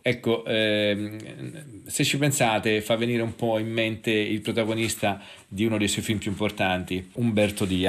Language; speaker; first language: Italian; native; Italian